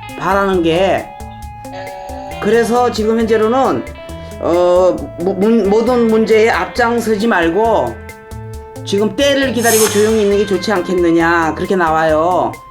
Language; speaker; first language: Korean; native; Korean